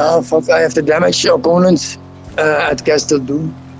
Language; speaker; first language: English; non-native, fluent; Dutch